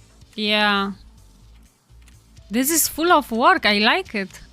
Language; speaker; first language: English; non-native, learner; Polish